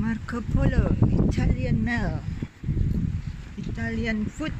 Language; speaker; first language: English; non-native, learner; Indonesian